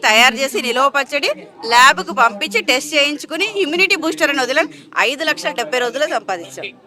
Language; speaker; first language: Telugu; native; Telugu